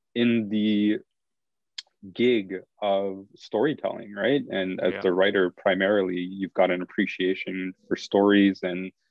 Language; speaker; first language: English; native; English